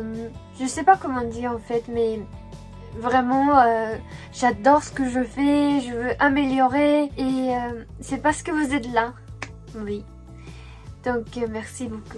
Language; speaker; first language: French; non-native, fluent; Japanese